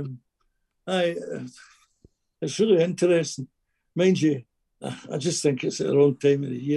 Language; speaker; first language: English; native; English